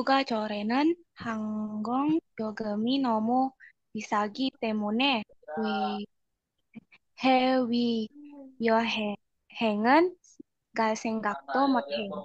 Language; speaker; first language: Korean; non-native, learner; Indonesian